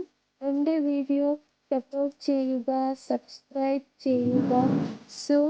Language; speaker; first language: Malayalam; non-native, learner; Kannada